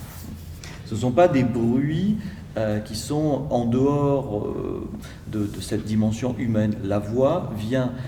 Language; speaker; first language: French; native; French